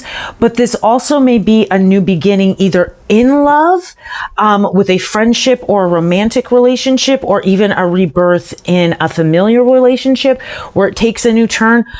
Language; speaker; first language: English; native; English